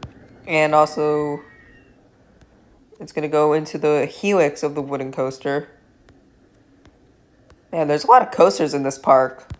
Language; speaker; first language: English; native; English